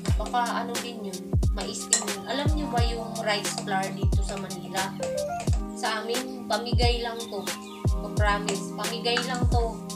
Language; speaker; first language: Filipino; non-native, local second language; Cebuano